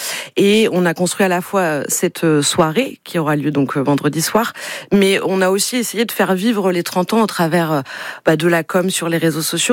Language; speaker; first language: French; native; French